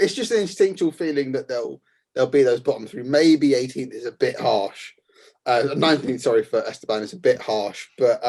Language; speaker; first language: English; native; English